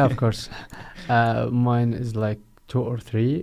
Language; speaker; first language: English; non-native, fluent; Arabic